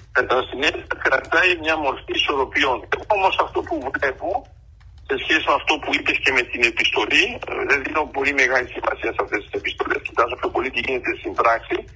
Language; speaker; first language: Greek; early bilingual, heritage; Greek